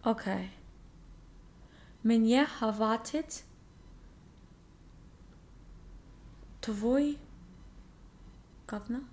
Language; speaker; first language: Russian; non-native, learner; English